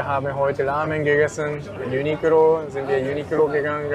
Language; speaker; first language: German; non-native, learner; Japanese